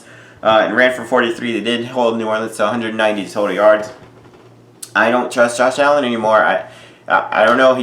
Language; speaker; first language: English; native; English